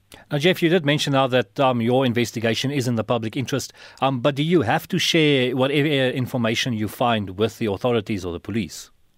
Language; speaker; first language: English; non-native, local second language; Afrikaans